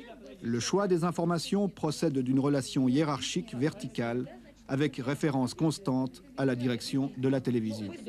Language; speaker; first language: French; native; French